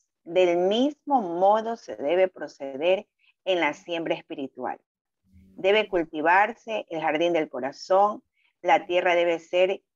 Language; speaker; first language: Spanish; native; Spanish